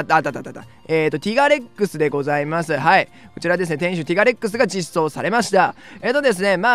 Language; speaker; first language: Japanese; native; Japanese